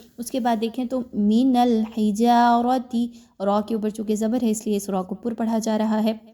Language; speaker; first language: Urdu; native; Urdu